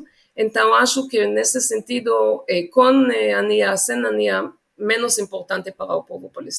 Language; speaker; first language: Portuguese; non-native, fluent; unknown